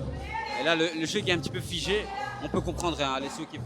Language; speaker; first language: French; native; French